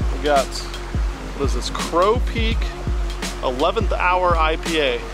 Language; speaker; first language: English; native; English